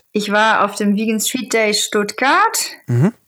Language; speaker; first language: German; native; German